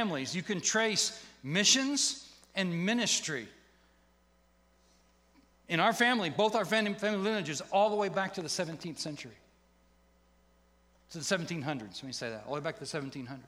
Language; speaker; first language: English; native; English